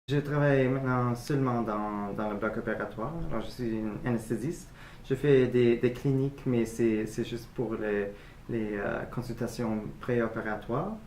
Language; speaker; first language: French; non-native, fluent; English